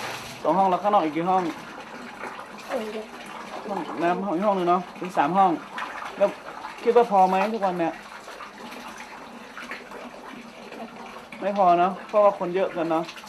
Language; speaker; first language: Thai; non-native, local second language; Hmong